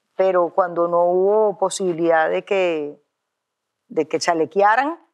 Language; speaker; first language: Spanish; native; Spanish